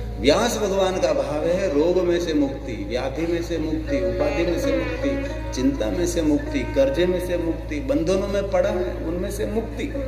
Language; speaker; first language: Hindi; non-native, local second language; Gujarati